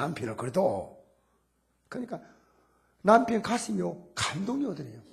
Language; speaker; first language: Korean; native; Korean